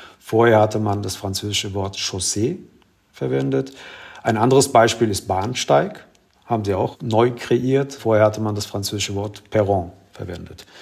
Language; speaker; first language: German; early bilingual, other home language; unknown